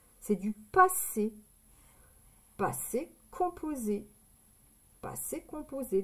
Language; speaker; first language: French; native; French